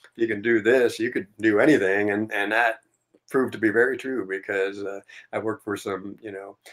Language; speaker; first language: English; native; English